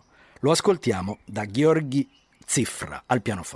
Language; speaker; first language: Italian; native; Italian